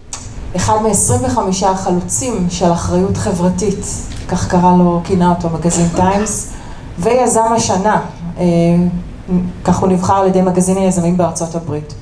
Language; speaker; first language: Hebrew; native; Hebrew